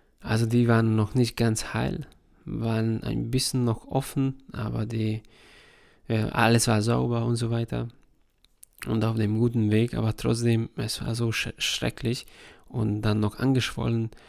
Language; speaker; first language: German; non-native, fluent; Hungarian